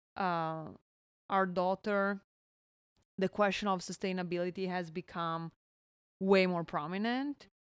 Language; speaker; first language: English; non-native, fluent; Italian